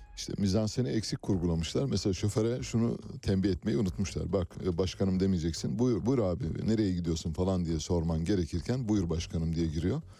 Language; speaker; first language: Turkish; native; Turkish